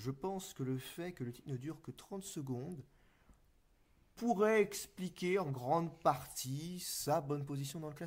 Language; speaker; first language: French; native; French